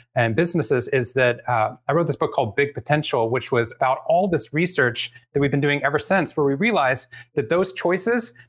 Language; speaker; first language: English; native; English